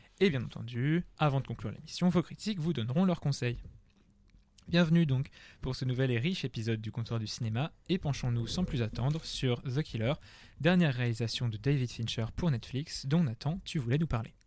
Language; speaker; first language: French; native; French